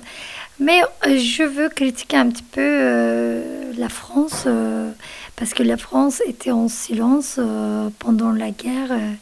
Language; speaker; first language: French; non-native, fluent; Kurdish